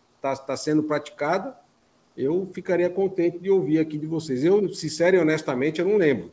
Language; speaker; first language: Portuguese; native; Portuguese